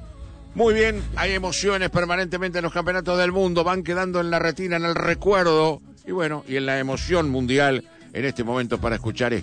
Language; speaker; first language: Spanish; native; Spanish